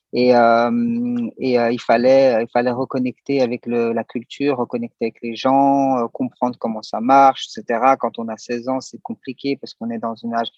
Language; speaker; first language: French; native; French